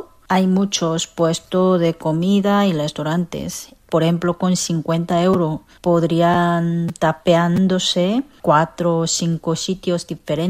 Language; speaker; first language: Spanish; non-native, fluent; Korean